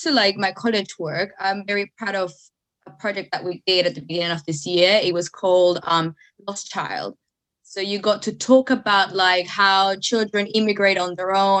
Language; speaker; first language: English; non-native, fluent; Spanish